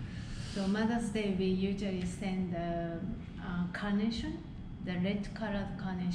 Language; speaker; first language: English; non-native, fluent; Japanese